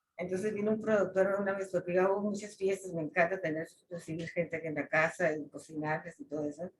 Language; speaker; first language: Spanish; native; Spanish